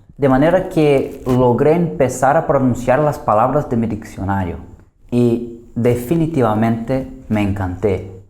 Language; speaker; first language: Spanish; non-native, fluent; Portuguese